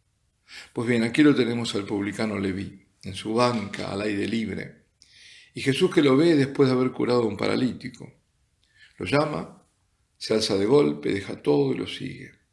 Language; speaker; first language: Spanish; native; Spanish